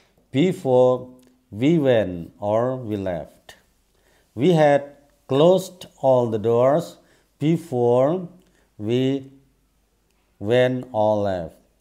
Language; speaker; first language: English; non-native, fluent; Indonesian